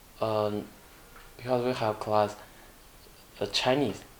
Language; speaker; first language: English; non-native, learner; Mongolian